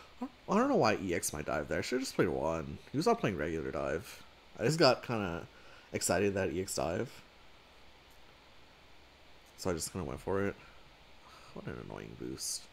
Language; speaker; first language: English; native; English